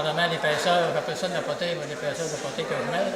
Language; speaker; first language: French; native; French